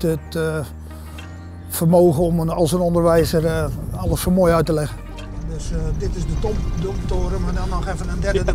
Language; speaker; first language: Dutch; native; Dutch